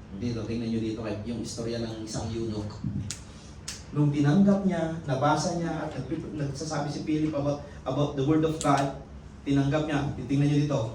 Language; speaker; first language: Filipino; non-native, local second language; Iloko